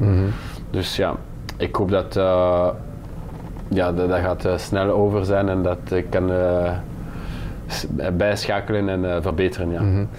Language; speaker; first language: Dutch; non-native, local second language; French